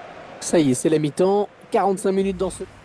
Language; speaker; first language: French; native; French